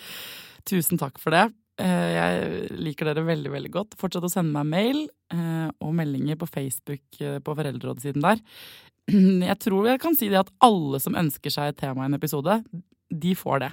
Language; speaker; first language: Norwegian; native; Norwegian